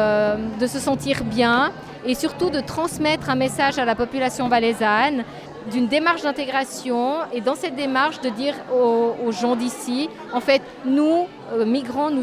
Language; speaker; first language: French; native; French